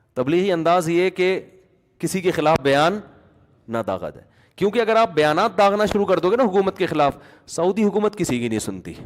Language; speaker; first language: Urdu; native; Urdu